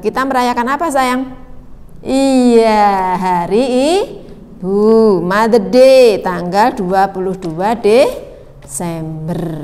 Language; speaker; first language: Indonesian; non-native, local second language; Javanese